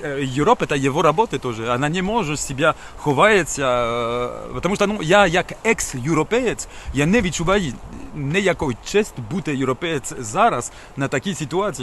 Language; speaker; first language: Ukrainian; non-native, learner; French